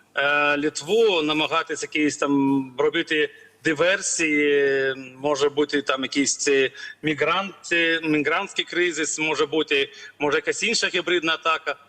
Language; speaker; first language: Ukrainian; non-native, learner; Lithuanian